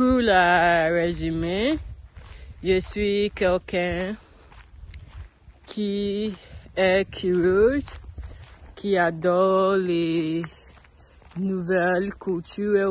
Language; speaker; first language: French; non-native, learner; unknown